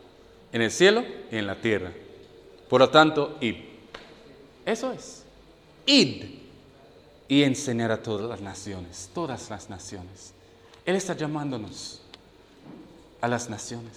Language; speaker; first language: Spanish; non-native, fluent; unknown